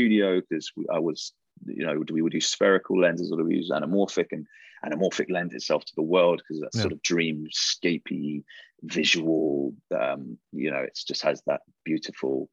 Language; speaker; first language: English; native; English